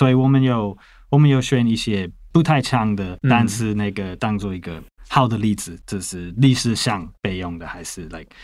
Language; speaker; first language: Chinese; non-native, fluent; English